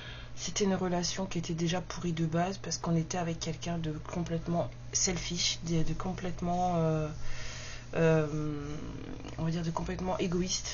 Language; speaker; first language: French; native; French